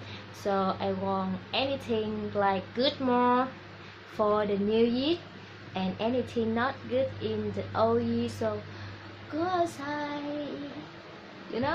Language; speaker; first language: English; non-native, learner; Vietnamese